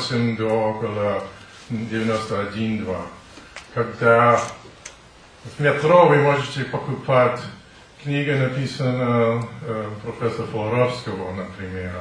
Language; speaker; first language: Russian; non-native, learner; English